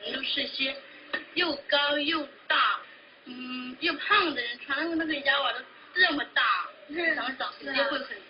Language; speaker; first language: Chinese; native; Chinese